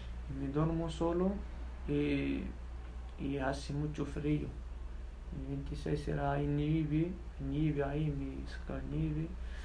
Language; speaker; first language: Spanish; non-native, learner; Berber languages